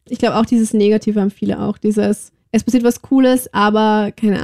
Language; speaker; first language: German; native; German